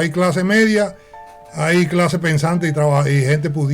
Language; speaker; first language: Spanish; native; Spanish